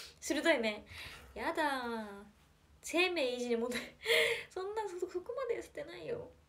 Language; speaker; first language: Japanese; native; Japanese